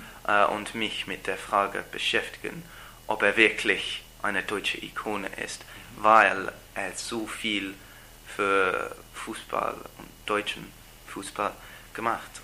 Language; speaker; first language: German; non-native, learner; English